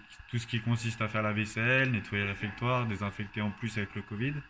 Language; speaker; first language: French; native; French